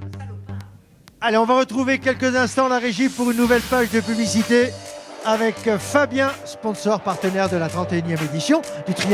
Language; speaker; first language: French; native; French